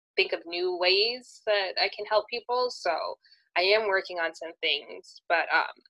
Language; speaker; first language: English; native; English